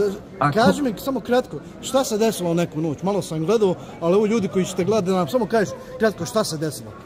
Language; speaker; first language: Bosnian; native; Bosnian